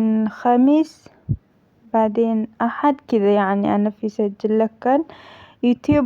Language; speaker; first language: Arabic; non-native, learner; Amharic